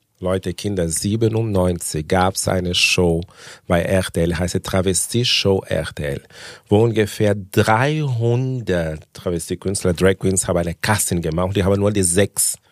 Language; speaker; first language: German; non-native, fluent; Portuguese